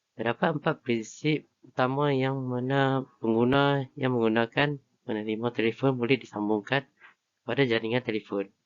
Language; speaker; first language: Malay; native; Malay